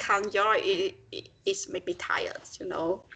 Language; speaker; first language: English; non-native, learner; Vietnamese